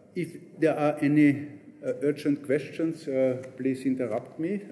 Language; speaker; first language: English; non-native, fluent; German